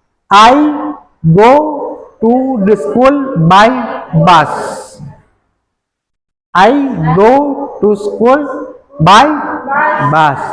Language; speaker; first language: English; non-native, learner; Indonesian